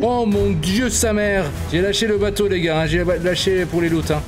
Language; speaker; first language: French; native; French